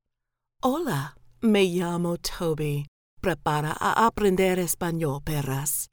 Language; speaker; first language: Spanish; non-native, learner; English